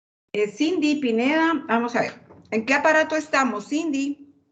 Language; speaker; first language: Spanish; native; Spanish